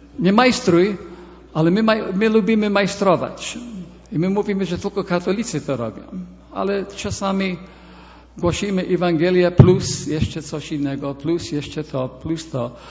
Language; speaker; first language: Polish; early bilingual, heritage; Polish